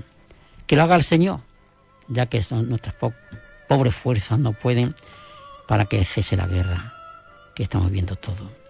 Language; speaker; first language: Spanish; native; Spanish